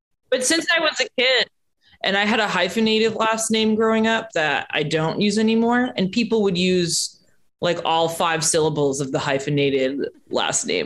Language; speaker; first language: English; native; English